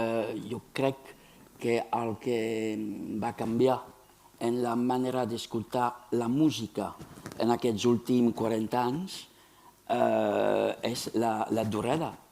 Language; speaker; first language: Catalan; non-native, fluent; French